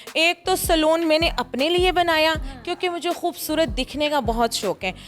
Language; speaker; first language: Urdu; non-native, local second language; Punjabi